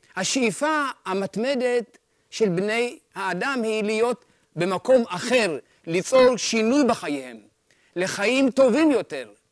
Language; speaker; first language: Hebrew; early bilingual, other home language; Amharic